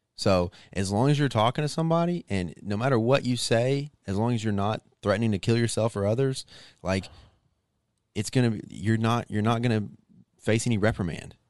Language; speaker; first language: English; native; English